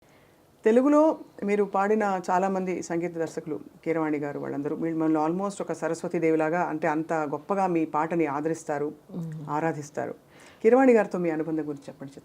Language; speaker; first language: Telugu; native; Telugu